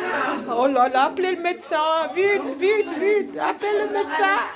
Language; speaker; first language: French; native; French